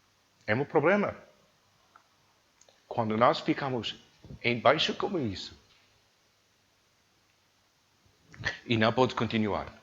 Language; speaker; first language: Portuguese; non-native, learner; English